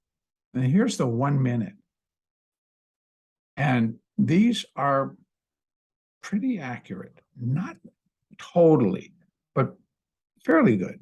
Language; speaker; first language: English; native; English